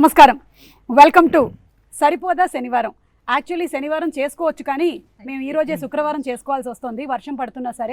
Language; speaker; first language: Telugu; native; Telugu